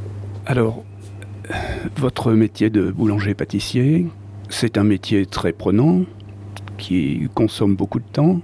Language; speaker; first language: French; native; French